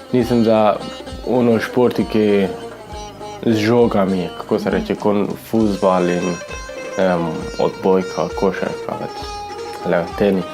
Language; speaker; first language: Slovenian; non-native, learner; Persian